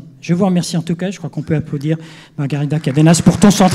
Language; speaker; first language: French; native; French